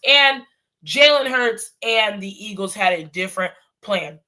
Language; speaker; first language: English; native; English